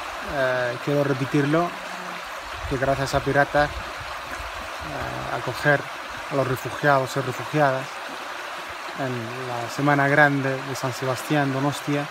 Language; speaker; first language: Spanish; non-native, fluent; Arabic